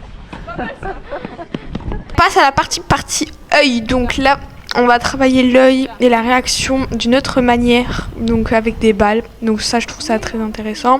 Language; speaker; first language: French; native; French